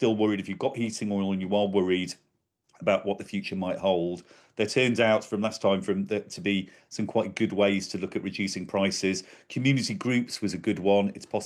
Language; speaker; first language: English; native; English